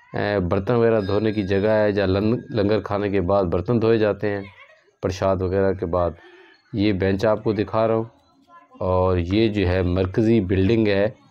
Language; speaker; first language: Urdu; non-native, local second language; Punjabi